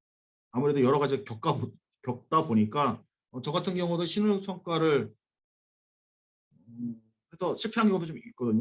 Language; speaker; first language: Korean; native; Korean